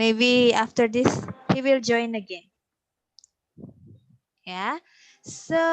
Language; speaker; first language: English; non-native, fluent; Indonesian